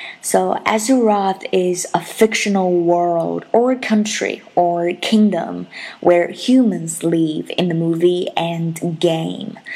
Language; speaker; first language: English; non-native, fluent; Chinese